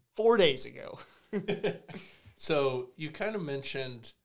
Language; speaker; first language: English; native; English